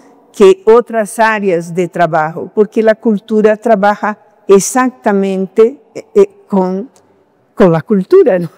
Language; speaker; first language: Spanish; non-native, fluent; Portuguese